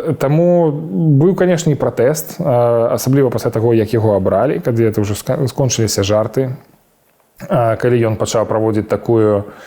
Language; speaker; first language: Belarusian; native; Belarusian